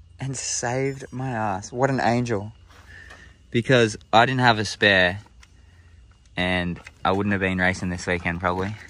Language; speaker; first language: English; native; English